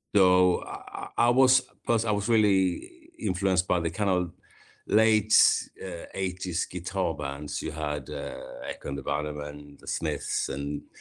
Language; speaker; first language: English; non-native, fluent; Swedish